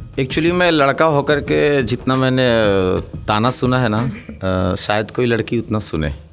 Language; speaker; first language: Hindi; native; Hindi